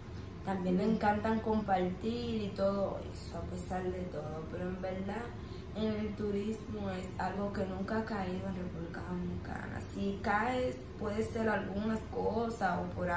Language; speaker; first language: Spanish; native; Spanish